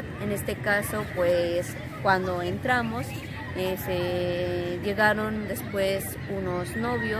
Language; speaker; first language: Spanish; native; Spanish